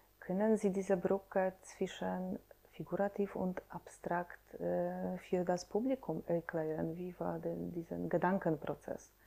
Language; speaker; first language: German; non-native, fluent; Polish